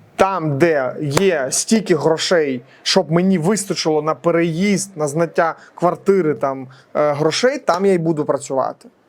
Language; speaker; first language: Ukrainian; native; Ukrainian